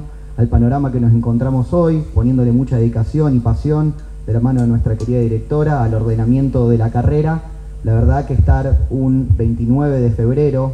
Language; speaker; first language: Spanish; native; Spanish